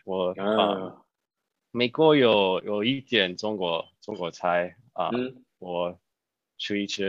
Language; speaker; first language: Chinese; non-native, learner; English